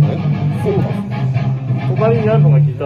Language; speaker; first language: Japanese; native; Japanese